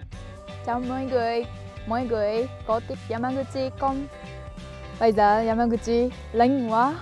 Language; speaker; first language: Vietnamese; non-native, learner; Japanese